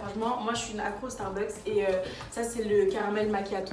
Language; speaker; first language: French; native; French